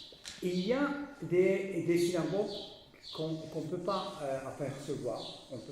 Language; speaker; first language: French; non-native, fluent; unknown